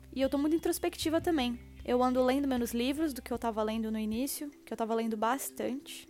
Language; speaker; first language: Portuguese; native; Portuguese